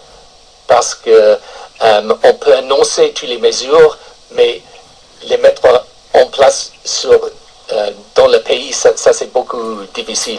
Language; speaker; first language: French; non-native, fluent; English